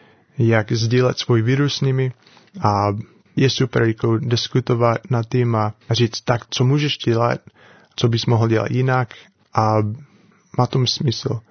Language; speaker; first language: Czech; non-native, learner; English